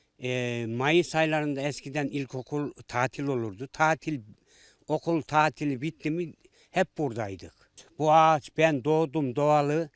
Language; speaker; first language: Turkish; native; Turkish